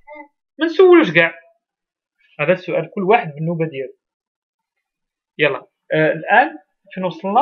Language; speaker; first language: Arabic; native; Arabic